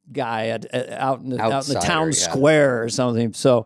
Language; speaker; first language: English; native; English